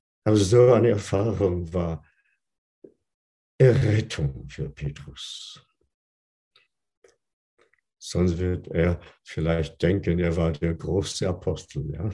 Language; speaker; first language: German; non-native, fluent; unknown